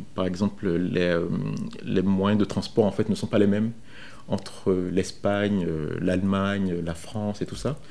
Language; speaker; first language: French; non-native, local second language; Fon